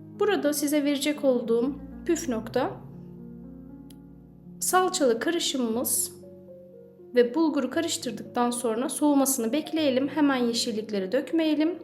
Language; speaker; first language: Turkish; native; Turkish